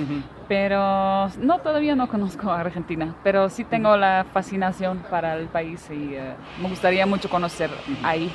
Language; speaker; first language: Spanish; non-native, fluent; Dutch